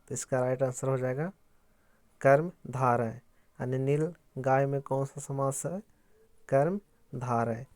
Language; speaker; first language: Hindi; native; Hindi